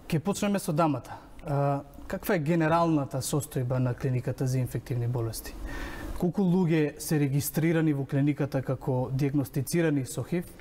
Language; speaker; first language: Macedonian; native; Macedonian